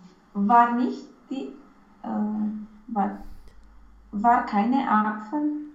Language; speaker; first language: German; non-native, learner; Romanian